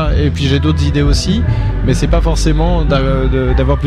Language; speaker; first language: French; native; French